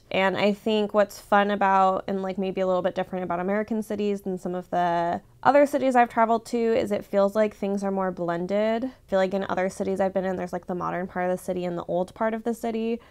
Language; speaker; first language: English; native; English